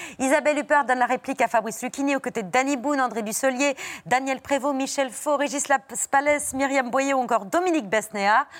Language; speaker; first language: French; native; French